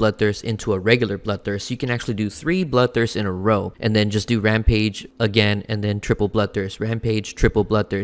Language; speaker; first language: English; native; English